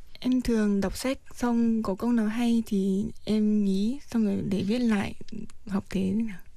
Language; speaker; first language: Vietnamese; early bilingual, heritage; Vietnamese